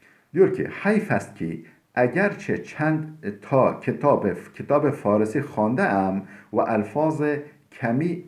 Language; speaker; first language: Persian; non-native, fluent; Turkish